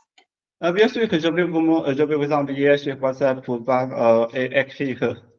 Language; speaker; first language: French; non-native, learner; Chinese